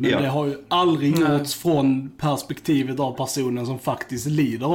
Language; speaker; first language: Swedish; native; Swedish